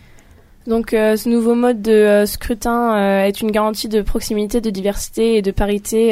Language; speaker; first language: French; native; French